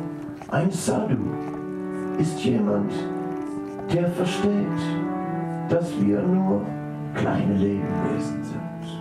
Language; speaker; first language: German; non-native, fluent; Dutch